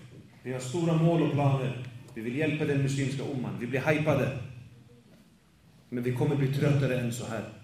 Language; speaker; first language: Swedish; native; Swedish